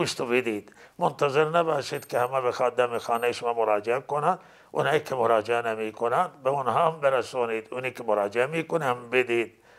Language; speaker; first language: Persian; non-native, local second language; Baluchi